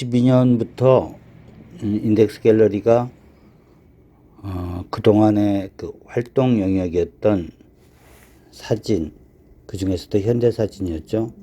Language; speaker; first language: Korean; native; Korean